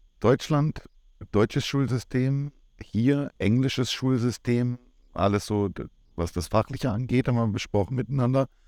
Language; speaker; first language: German; native; German